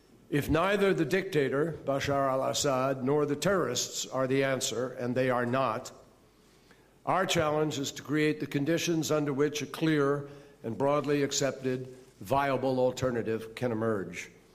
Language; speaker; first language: English; native; English